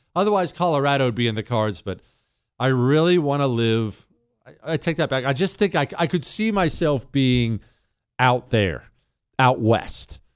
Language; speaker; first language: English; native; English